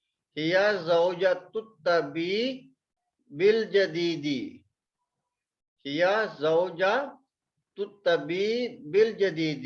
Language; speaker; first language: Arabic; non-native, fluent; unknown